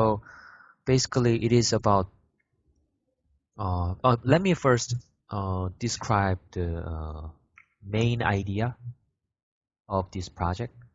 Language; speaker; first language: English; non-native, fluent; Korean